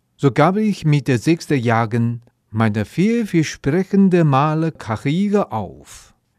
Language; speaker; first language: German; non-native, fluent; Chinese